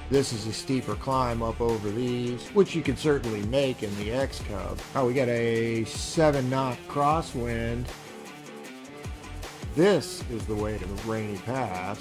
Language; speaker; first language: English; native; English